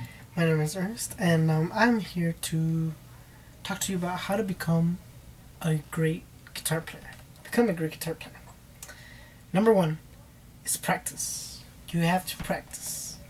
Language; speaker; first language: English; early bilingual, other home language; Spanish